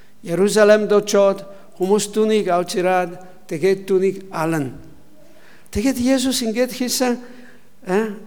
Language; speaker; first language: Mongolian; non-native, learner; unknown